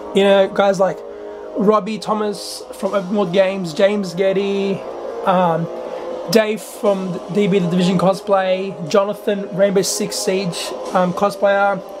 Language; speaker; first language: English; native; English